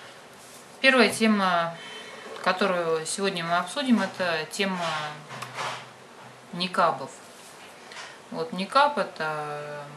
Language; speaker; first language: Russian; native; Russian